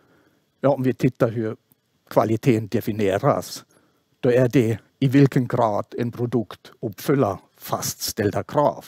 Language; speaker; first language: Swedish; non-native, fluent; German